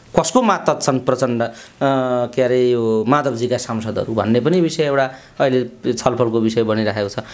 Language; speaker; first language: Nepali; native; Nepali